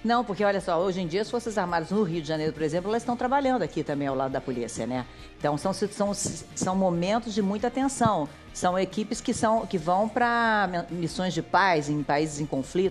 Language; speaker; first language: Portuguese; native; Portuguese